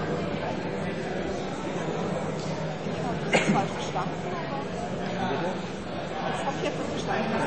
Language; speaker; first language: German; non-native, learner; Bulgarian